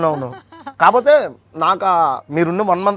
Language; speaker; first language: Telugu; native; Telugu